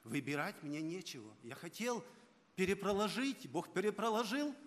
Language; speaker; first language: Russian; non-native, local second language; Ukrainian